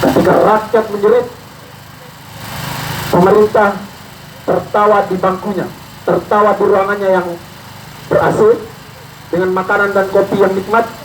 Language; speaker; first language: Indonesian; native; Indonesian